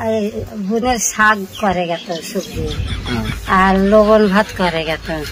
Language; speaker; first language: Hindi; non-native, local second language; Bangla